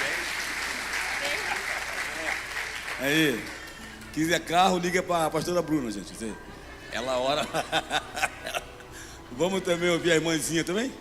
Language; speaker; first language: Portuguese; native; Portuguese